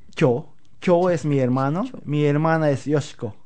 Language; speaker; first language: Spanish; non-native, learner; Japanese